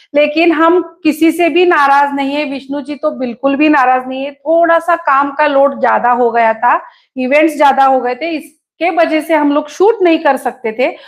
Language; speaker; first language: Hindi; non-native, local second language; Konkani